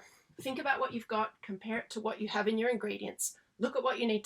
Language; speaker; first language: English; native; English